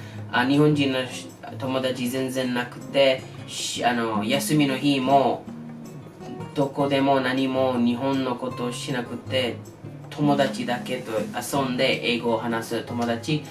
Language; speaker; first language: Japanese; non-native, learner; English